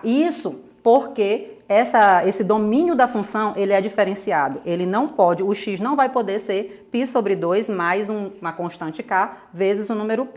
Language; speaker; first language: Portuguese; native; Portuguese